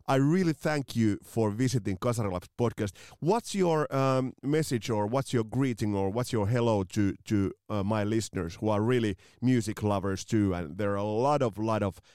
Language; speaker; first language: English; non-native, fluent; Finnish